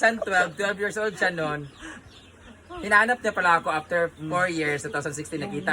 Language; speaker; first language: English; non-native, local second language; Cebuano